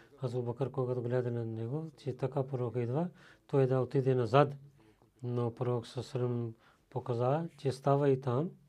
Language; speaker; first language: Bulgarian; non-native, learner; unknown